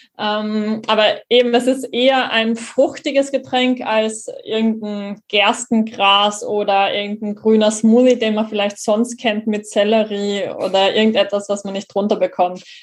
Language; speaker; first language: German; native; German